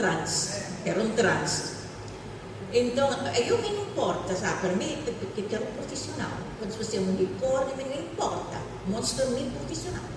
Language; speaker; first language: Portuguese; non-native, fluent; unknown